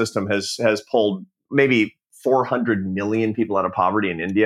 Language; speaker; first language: English; native; English